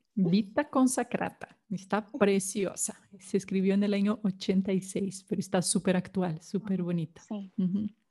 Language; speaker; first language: Spanish; non-native, fluent; Portuguese